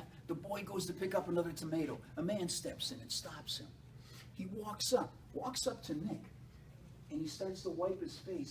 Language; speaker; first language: English; native; English